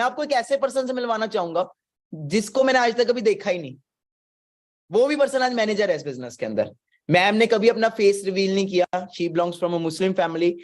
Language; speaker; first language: Hindi; non-native, local second language; Punjabi